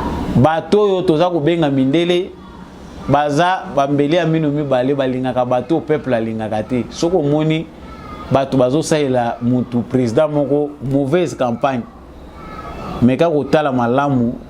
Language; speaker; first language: Lingala; native; Lingala